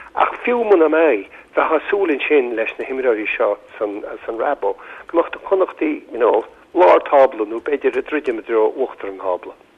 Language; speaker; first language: Irish; native; Irish